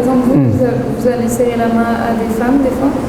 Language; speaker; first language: French; native; French